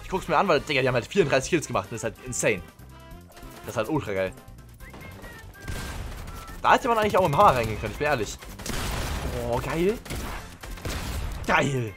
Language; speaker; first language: German; native; German